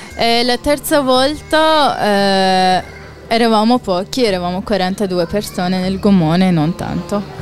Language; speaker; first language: Italian; non-native, fluent; Arabic